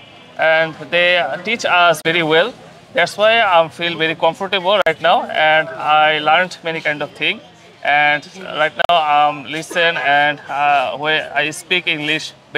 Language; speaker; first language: English; non-native, learner; Bangla